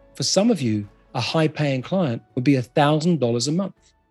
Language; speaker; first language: English; native; English